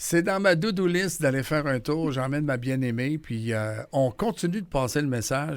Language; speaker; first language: French; native; French